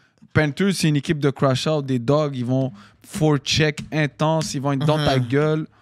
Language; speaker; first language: French; native; French